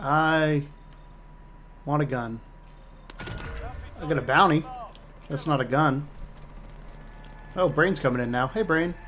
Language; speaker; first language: English; native; English